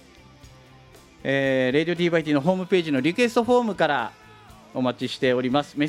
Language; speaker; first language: Japanese; native; Japanese